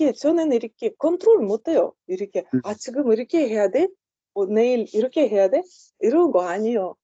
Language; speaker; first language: Korean; non-native, learner; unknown